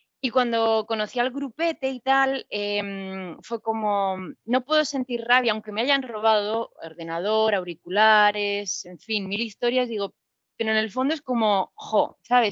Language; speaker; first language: Spanish; native; Spanish